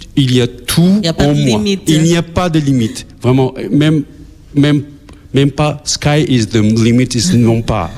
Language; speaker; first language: French; non-native, fluent; Albanian